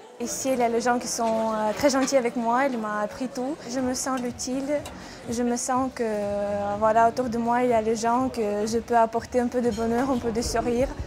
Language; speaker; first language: French; non-native, learner; Ukrainian